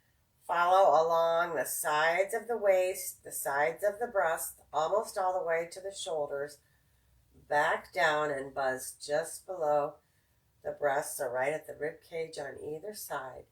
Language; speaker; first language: English; native; English